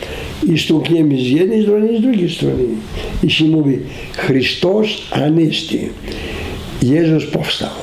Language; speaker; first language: Polish; non-native, fluent; Greek